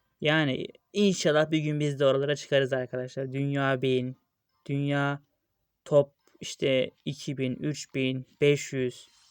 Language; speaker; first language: Turkish; native; Turkish